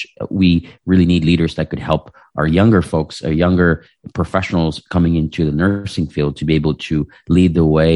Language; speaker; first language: English; non-native, local second language; Filipino